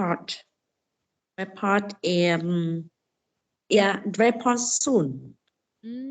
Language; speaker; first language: English; non-native, learner; Vietnamese